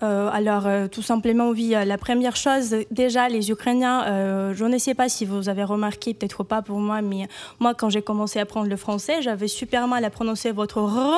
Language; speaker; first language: French; non-native, fluent; Ukrainian